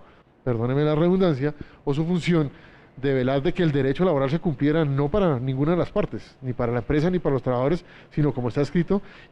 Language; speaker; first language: Spanish; native; Spanish